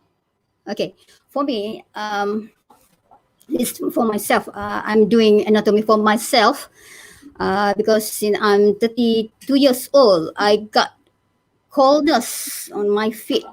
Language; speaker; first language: English; non-native, learner; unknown